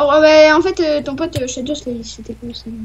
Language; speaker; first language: French; native; French